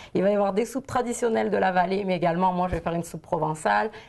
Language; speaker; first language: French; native; French